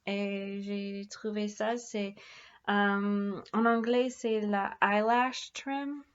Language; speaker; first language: French; non-native, fluent; English